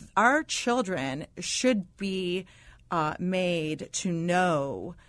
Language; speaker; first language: English; non-native, fluent; Arabic